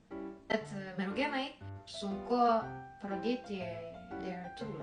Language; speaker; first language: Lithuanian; non-native, learner; Japanese